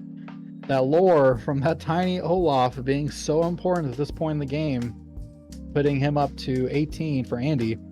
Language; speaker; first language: English; native; English